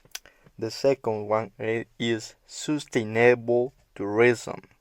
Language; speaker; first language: English; non-native, learner; Spanish